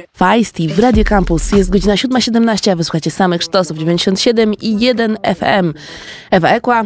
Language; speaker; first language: Polish; native; Polish